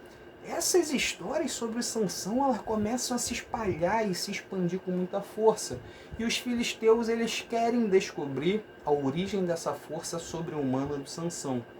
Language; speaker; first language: Portuguese; native; Portuguese